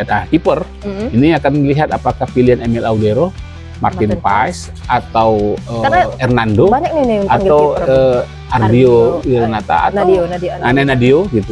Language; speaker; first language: Indonesian; native; Indonesian